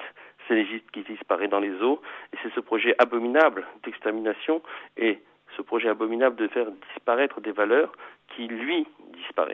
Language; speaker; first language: French; native; French